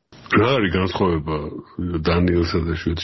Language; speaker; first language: Georgian; native; Georgian